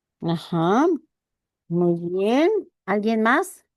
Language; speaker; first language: Spanish; native; Spanish